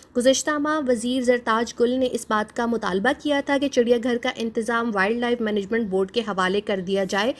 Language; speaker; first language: Urdu; native; Urdu